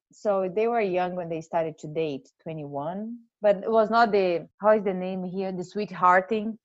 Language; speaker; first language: English; non-native, fluent; Portuguese